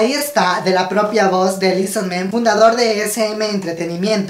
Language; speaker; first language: Spanish; native; Spanish